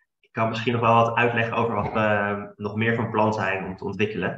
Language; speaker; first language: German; non-native, learner; Dutch